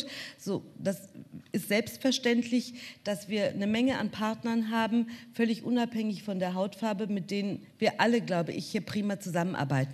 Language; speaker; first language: German; native; German